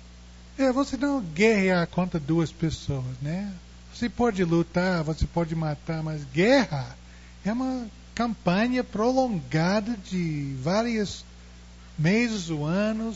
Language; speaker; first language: Portuguese; non-native, fluent; English